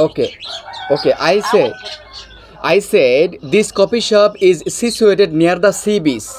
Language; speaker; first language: English; non-native, learner; Bangla